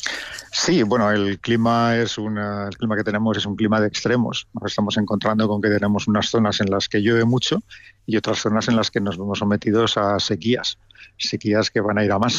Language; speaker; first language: Spanish; native; Spanish